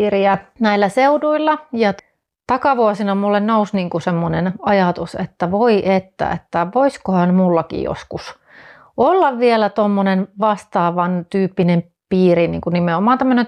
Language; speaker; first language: Finnish; native; Finnish